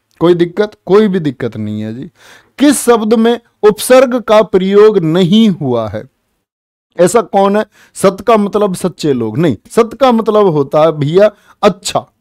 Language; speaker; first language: Hindi; native; Hindi